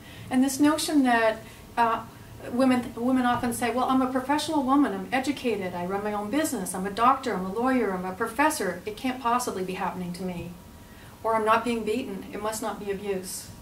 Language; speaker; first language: English; native; English